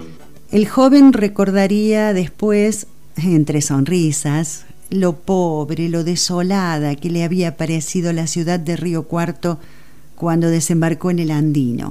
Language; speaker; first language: Spanish; native; Spanish